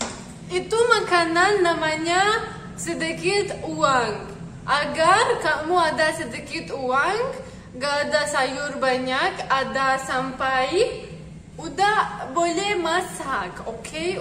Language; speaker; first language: Indonesian; non-native, learner; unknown